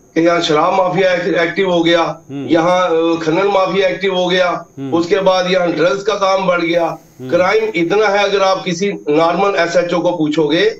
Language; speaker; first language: Hindi; native; Hindi